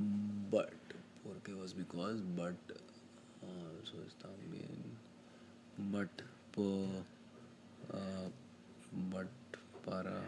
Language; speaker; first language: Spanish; non-native, learner; Hindi